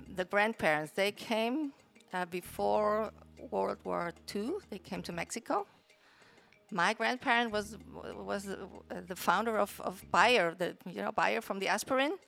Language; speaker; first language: English; non-native, fluent; Spanish